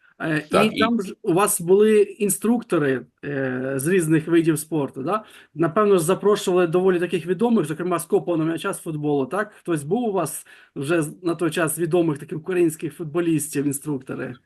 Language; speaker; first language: Ukrainian; native; Ukrainian